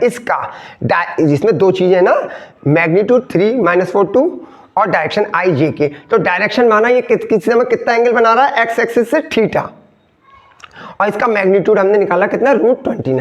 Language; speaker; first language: Hindi; native; Hindi